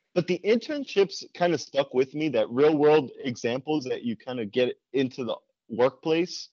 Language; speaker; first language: English; native; English